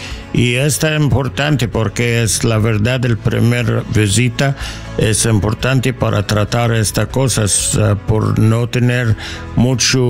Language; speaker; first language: Spanish; non-native, learner; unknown